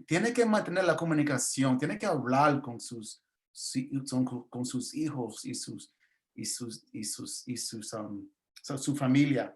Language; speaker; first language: Spanish; early bilingual, heritage; English